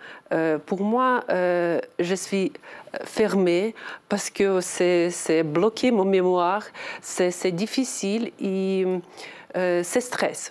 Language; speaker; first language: French; non-native, learner; Ukrainian